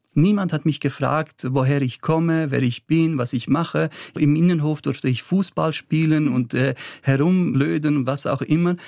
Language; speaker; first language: German; early bilingual, other home language; Bosnian